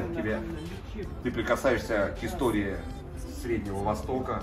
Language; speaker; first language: Russian; native; Russian